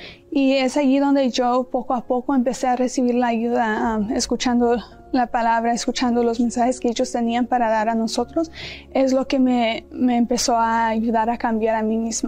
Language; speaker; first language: Spanish; early bilingual, heritage; Spanish